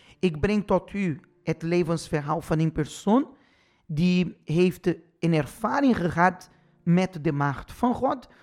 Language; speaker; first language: Dutch; non-native, fluent; Portuguese